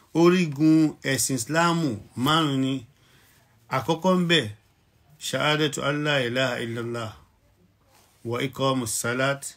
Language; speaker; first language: Arabic; non-native, fluent; Yoruba